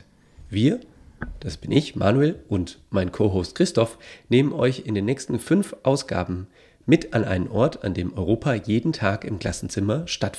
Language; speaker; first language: German; native; German